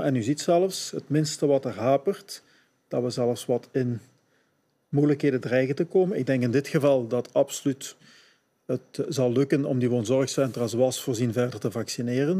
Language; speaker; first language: Dutch; native; Dutch